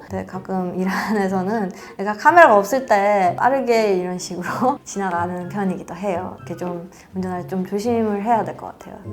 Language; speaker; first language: Korean; non-native, fluent; Persian